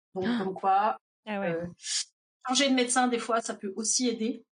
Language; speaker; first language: French; native; French